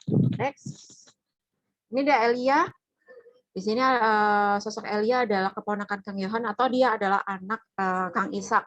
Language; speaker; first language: Indonesian; native; Indonesian